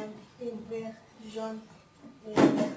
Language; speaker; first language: French; non-native, learner; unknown